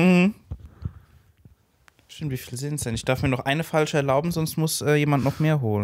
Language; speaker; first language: German; native; German